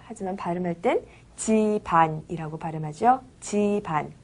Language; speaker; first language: Korean; native; Korean